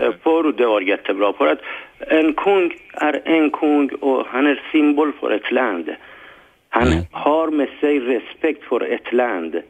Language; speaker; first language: Swedish; non-native, fluent; Persian